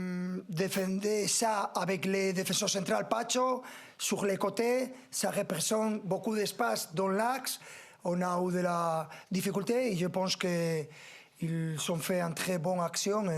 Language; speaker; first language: French; non-native, fluent; Spanish